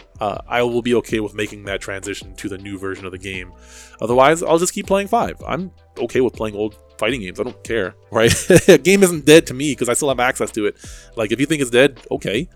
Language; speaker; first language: English; native; English